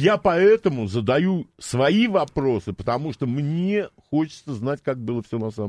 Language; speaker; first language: Russian; native; Russian